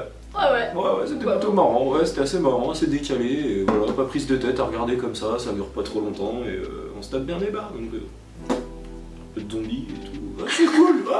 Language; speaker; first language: French; native; French